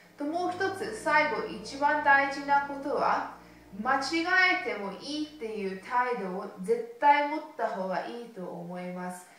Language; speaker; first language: Japanese; early bilingual, heritage; Japanese